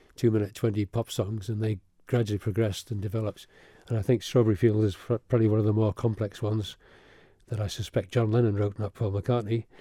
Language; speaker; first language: English; early bilingual, other home language; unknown